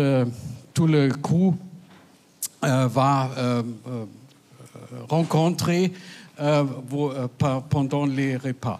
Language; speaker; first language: French; non-native, fluent; German